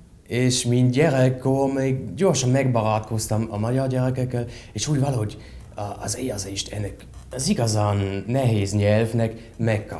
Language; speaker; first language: Hungarian; non-native, fluent; German